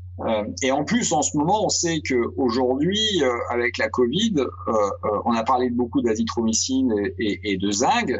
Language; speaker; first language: French; native; French